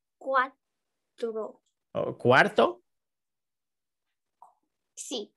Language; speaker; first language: Spanish; non-native, learner; English